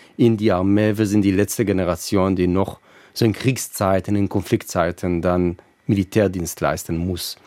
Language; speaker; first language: German; non-native, fluent; Hebrew